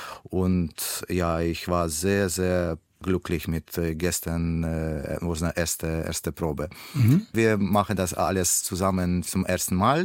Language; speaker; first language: German; non-native, learner; Russian